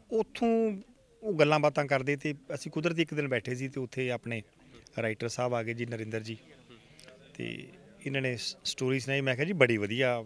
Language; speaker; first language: Punjabi; native; Punjabi